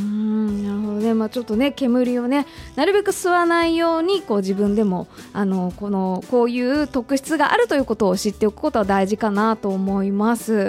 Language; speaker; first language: Japanese; native; Japanese